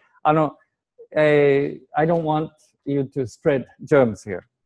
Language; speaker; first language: English; non-native, fluent; Japanese